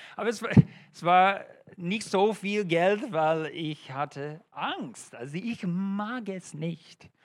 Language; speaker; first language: German; non-native, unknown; English